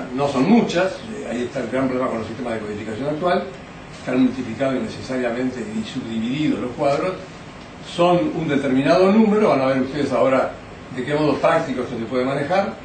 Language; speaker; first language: Spanish; native; Spanish